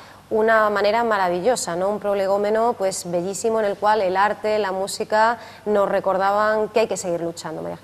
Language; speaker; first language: Spanish; native; Spanish